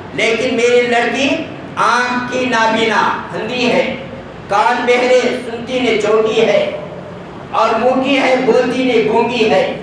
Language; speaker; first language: Urdu; native; Urdu